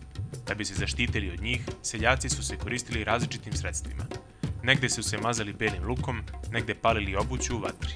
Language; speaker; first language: Serbian; native; Serbian